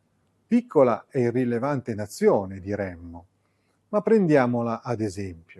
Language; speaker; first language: Italian; native; Italian